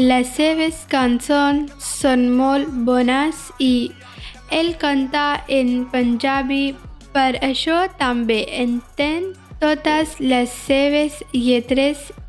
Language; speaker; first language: Catalan; non-native, learner; Punjabi